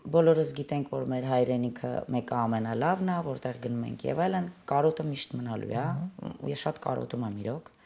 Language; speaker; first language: Armenian; native; Armenian